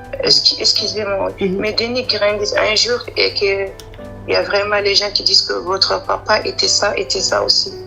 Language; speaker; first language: French; non-native, learner; Arabic